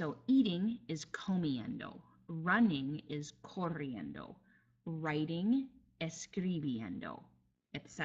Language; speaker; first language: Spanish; non-native, fluent; English